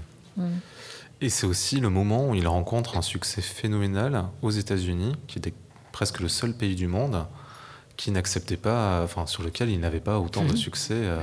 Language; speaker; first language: French; native; French